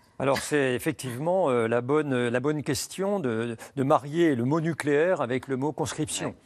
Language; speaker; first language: French; native; French